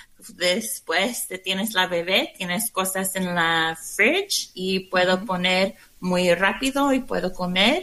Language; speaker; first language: Spanish; non-native, learner; English